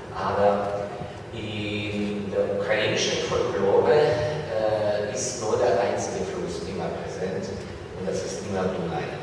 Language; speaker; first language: German; non-native, fluent; Ukrainian